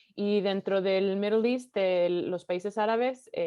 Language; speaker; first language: Spanish; early bilingual, heritage; Spanish